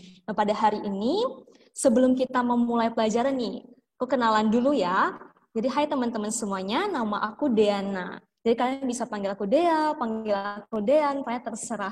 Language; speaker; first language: Indonesian; native; Indonesian